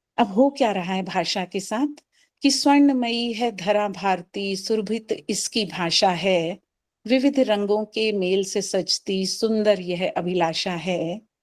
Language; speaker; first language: Hindi; native; Hindi